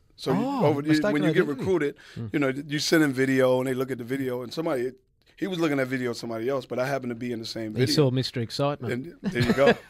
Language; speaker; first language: English; native; English